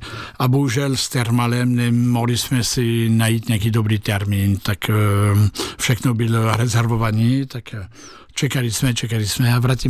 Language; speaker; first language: Czech; non-native, fluent; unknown